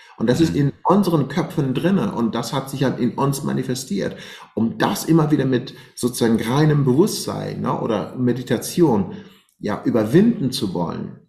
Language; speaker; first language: German; non-native, fluent; Persian